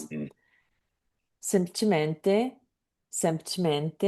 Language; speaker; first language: Italian; non-native, fluent; English